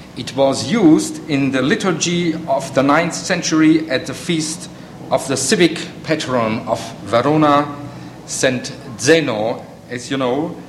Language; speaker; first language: English; non-native, fluent; German